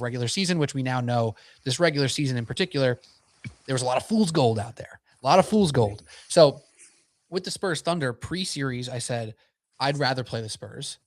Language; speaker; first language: English; native; English